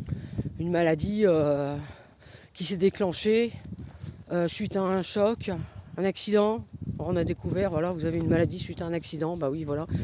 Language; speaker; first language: French; native; French